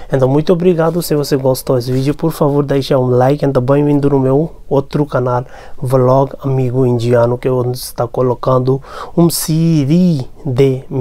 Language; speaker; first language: Portuguese; non-native, learner; Hindi